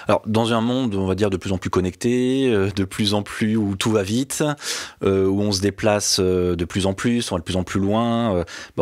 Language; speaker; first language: French; native; French